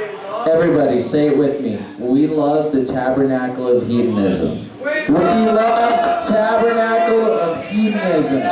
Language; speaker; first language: English; native; English